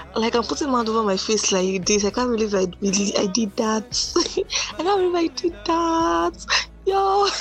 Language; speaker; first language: English; non-native, local second language; Yoruba